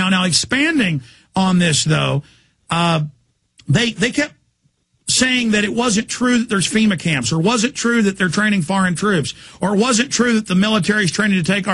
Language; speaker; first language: English; native; English